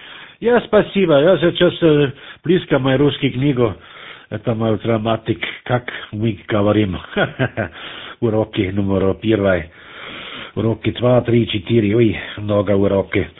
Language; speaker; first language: Russian; non-native, learner; German